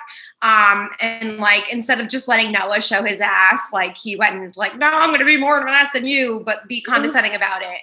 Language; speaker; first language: English; native; English